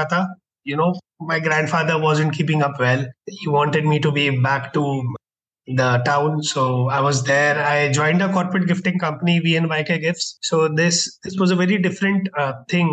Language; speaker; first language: English; non-native, local second language; Hindi